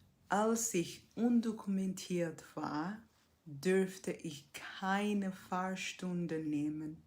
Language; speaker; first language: German; non-native, fluent; Portuguese